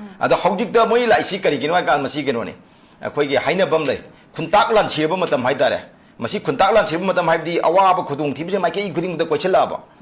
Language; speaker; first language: Manipuri; native; Manipuri